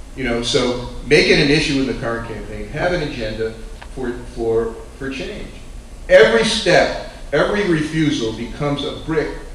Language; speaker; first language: English; native; English